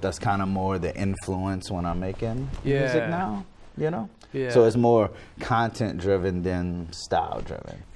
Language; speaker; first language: English; native; English